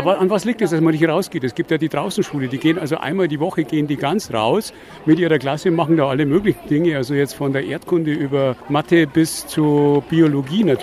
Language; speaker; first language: German; native; German